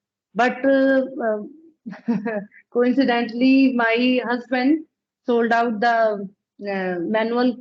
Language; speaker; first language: English; non-native, learner; Punjabi